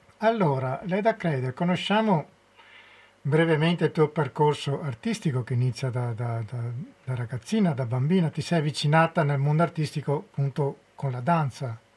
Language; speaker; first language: Italian; native; Italian